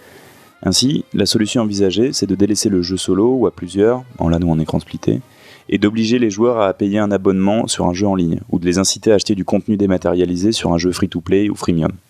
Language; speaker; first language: French; native; French